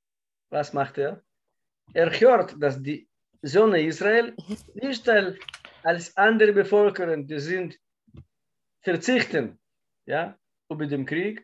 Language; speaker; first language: German; non-native, learner; Russian